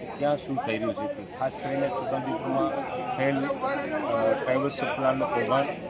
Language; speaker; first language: Gujarati; non-native, local second language; Rathawi